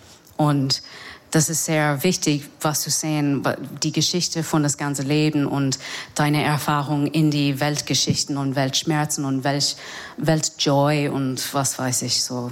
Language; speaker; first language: German; non-native, fluent; English